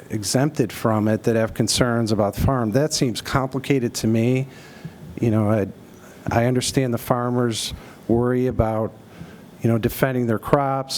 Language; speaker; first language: English; native; English